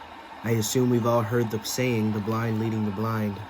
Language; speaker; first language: English; native; English